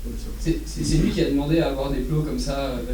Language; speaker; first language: French; native; French